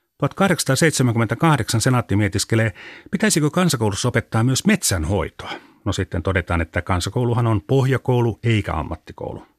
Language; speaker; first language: Finnish; native; Finnish